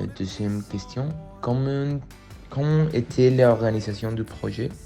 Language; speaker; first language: French; non-native, learner; Spanish